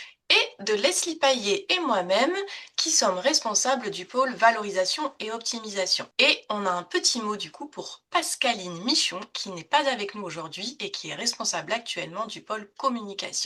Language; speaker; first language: French; native; French